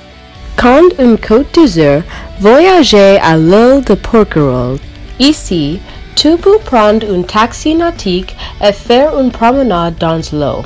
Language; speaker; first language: French; non-native, learner; English